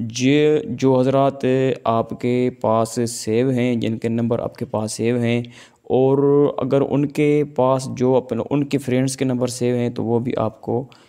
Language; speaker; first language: Urdu; non-native, local second language; Sindhi